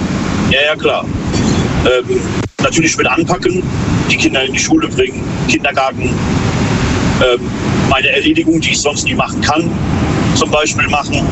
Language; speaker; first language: German; native; German